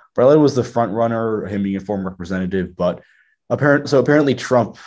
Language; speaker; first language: English; native; English